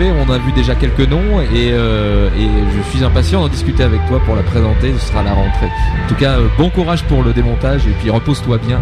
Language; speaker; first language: French; native; French